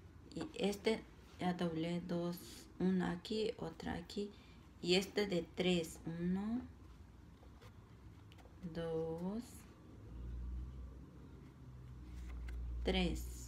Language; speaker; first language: Spanish; non-native, local second language; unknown